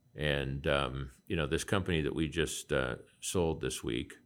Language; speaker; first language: English; native; English